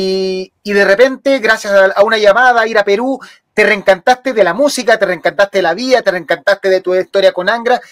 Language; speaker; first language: Spanish; native; Spanish